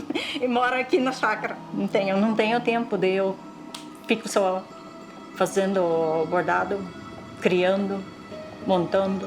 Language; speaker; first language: Portuguese; non-native, local second language; Russian